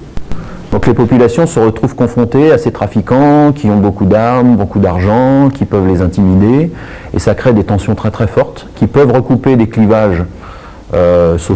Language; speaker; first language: French; native; French